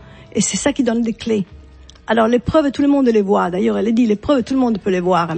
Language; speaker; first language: French; non-native, fluent; Italian